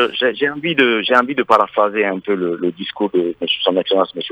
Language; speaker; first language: French; non-native, local second language; Fula